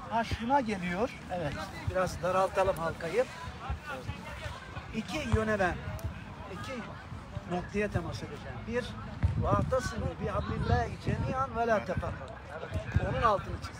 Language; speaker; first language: Turkish; native; Turkish